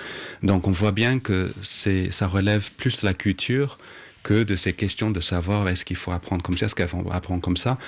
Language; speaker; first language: French; non-native, fluent; English